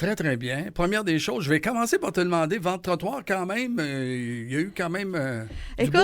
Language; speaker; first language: French; native; French